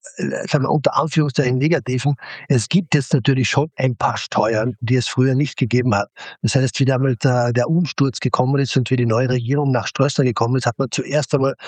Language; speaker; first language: German; non-native, local second language; Slovenian